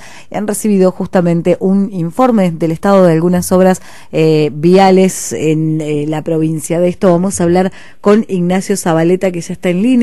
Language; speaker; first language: Spanish; native; Spanish